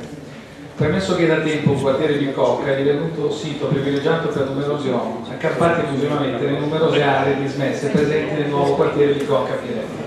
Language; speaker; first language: Italian; native; Italian